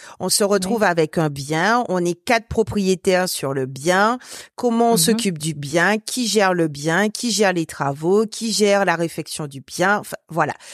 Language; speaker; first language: French; native; French